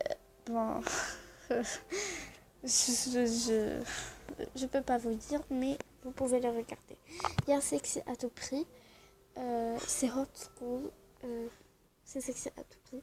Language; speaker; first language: French; non-native, learner; Arabic